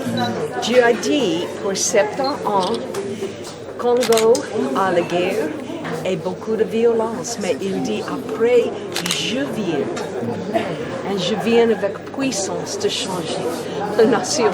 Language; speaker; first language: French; non-native, learner; English